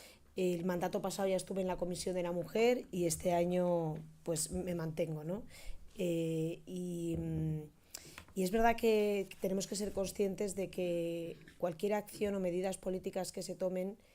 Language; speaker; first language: Spanish; native; Spanish